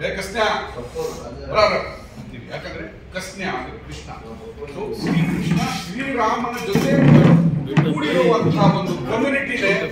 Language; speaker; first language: Kannada; non-native, local second language; Lambadi